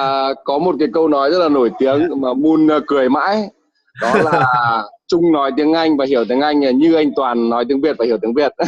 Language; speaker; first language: Vietnamese; native; Vietnamese